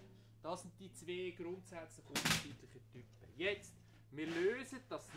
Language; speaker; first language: German; native; German